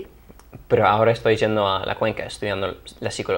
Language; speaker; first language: Spanish; non-native, fluent; English